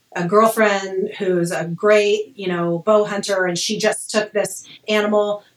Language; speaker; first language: English; native; English